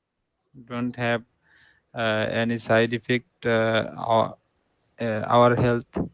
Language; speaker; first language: English; non-native, learner; Bangla